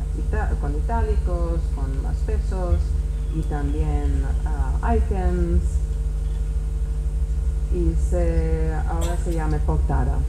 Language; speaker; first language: Spanish; non-native, fluent; Czech